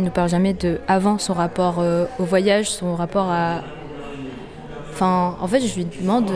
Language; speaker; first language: French; native; French